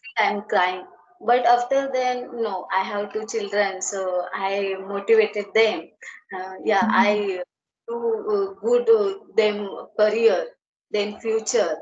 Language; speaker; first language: English; non-native, learner; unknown